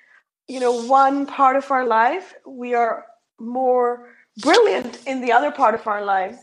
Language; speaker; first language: English; non-native, local second language; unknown